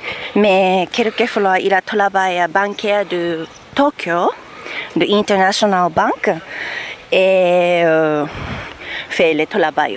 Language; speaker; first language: French; non-native, learner; Japanese